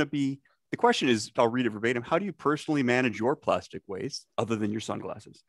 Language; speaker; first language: English; native; English